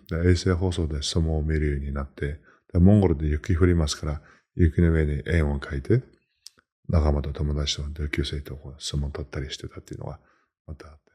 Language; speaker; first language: Japanese; non-native, fluent; Mongolian